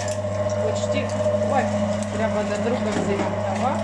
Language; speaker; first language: Bulgarian; non-native, learner; Russian